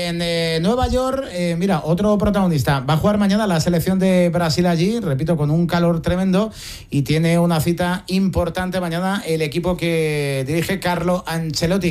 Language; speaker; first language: Spanish; native; Spanish